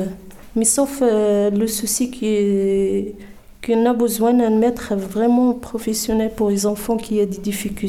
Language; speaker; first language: French; non-native, learner; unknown